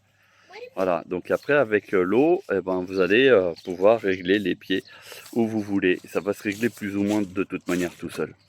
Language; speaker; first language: French; native; French